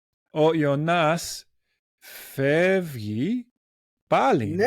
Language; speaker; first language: Greek; non-native, learner; English